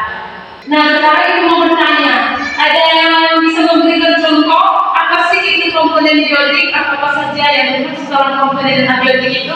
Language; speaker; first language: Indonesian; native; Indonesian